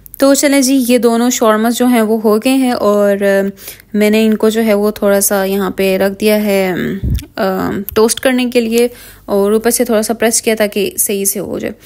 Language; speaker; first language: Urdu; non-native, local second language; Punjabi